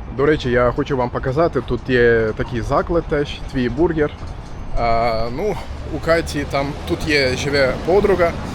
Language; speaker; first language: Ukrainian; non-native, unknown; Turkish